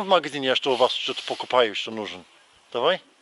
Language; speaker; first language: Russian; non-native, fluent; English